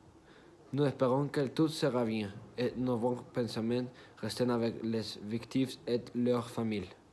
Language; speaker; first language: French; non-native, learner; Spanish